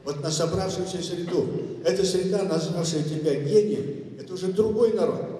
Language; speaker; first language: Russian; non-native, local second language; Kazakh